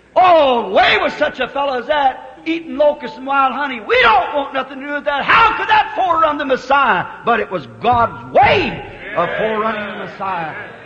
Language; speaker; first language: English; native; English